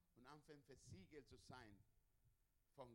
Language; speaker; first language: German; non-native, learner; Spanish